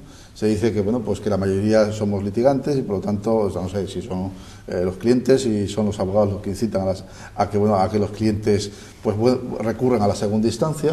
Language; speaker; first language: Spanish; native; Spanish